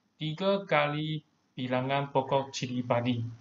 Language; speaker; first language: Malay; non-native, local second language; Chinese